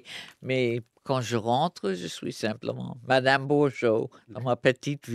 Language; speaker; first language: French; non-native, fluent; English